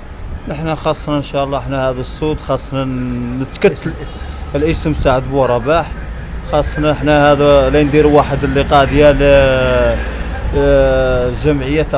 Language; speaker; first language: Arabic; native; Arabic